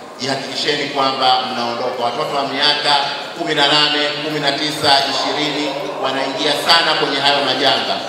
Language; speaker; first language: Swahili; native; Swahili